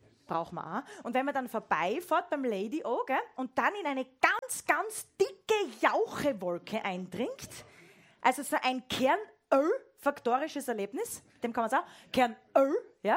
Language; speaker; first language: German; native; German